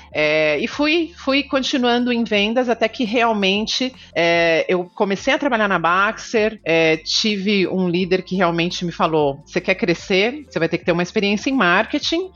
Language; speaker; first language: Portuguese; native; Portuguese